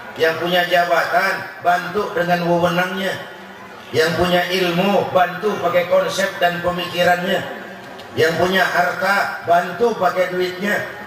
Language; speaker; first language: Indonesian; native; Indonesian